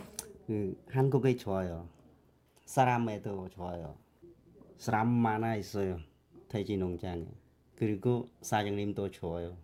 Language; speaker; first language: Korean; non-native, learner; Khmer